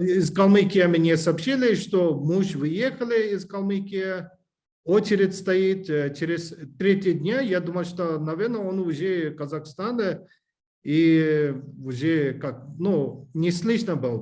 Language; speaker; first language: Russian; non-native, learner; English